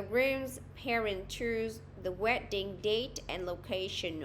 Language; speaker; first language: English; non-native, fluent; Vietnamese